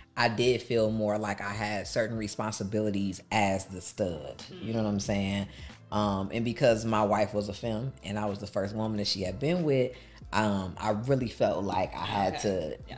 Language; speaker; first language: English; native; English